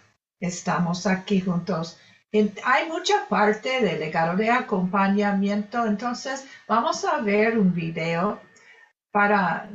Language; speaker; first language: Spanish; non-native, fluent; English